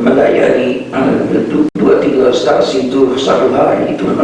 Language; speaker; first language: Indonesian; non-native, fluent; Hungarian